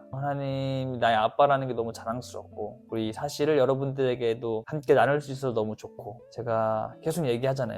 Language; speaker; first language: Korean; native; Korean